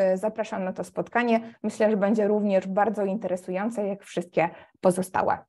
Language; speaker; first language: Polish; native; Polish